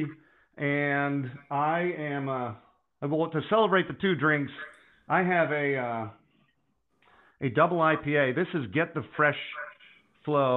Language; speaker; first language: English; native; English